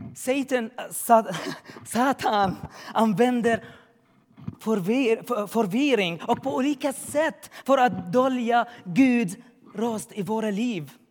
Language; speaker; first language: Swedish; non-native, learner; Arabic